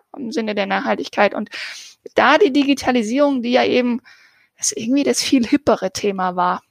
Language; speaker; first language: German; native; German